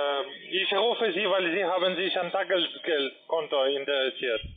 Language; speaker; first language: German; non-native, learner; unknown